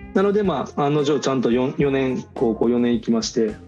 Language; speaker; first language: Japanese; native; Japanese